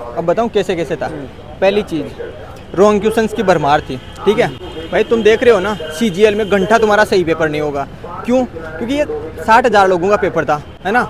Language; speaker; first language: Hindi; native; Hindi